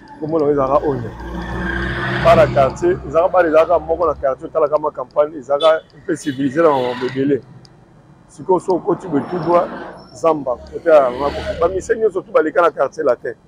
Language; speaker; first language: Lingala; native; Lingala